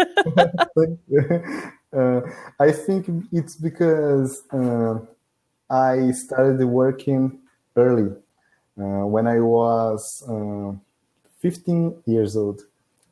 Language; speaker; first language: English; non-native, learner; Portuguese